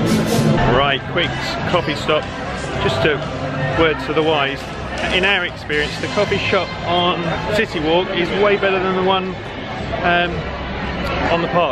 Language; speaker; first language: English; native; English